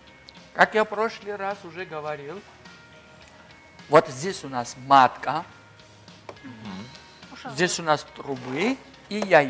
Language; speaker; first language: Russian; non-native, fluent; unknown